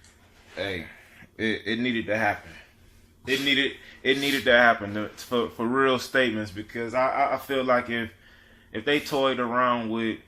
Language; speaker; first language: English; native; English